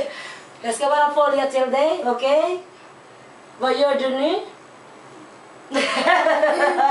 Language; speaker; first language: Swedish; non-native, learner; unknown